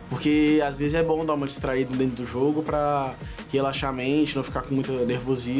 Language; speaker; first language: Portuguese; native; Portuguese